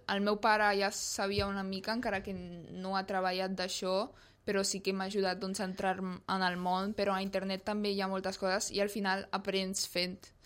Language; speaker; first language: Catalan; early bilingual, other home language; Polish